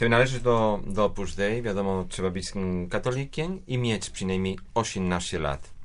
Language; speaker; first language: Polish; non-native, fluent; Spanish